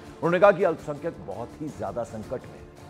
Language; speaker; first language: Hindi; native; Hindi